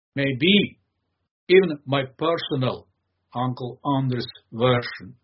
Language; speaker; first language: English; non-native, fluent; Latvian